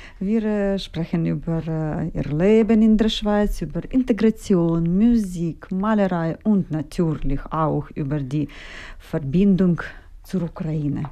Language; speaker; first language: German; non-native, fluent; Ukrainian